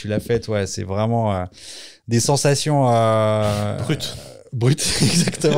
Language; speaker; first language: French; native; French